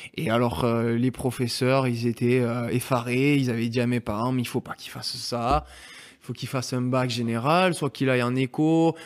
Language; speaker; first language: French; native; French